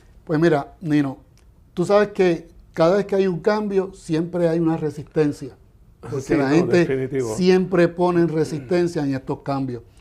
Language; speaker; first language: Spanish; native; Spanish